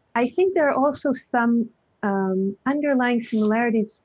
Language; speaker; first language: English; early bilingual, other home language; Hebrew